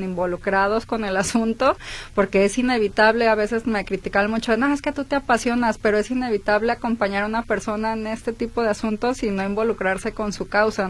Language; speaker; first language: Spanish; native; Spanish